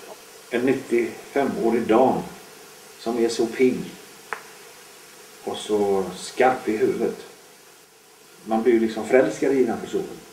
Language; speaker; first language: Swedish; native; Swedish